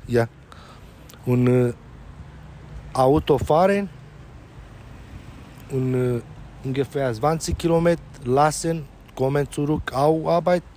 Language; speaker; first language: German; non-native, learner; Romanian